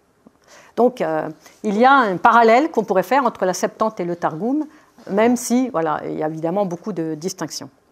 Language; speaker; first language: French; native; French